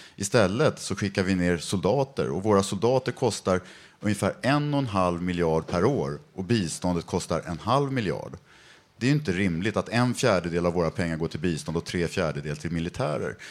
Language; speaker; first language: Swedish; native; Swedish